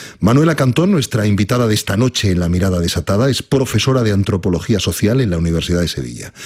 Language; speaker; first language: Spanish; native; Spanish